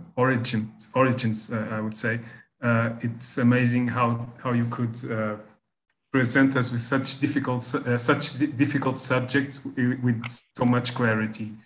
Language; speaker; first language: English; non-native, fluent; Portuguese